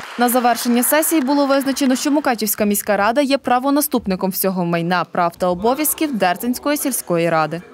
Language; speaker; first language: Ukrainian; native; Ukrainian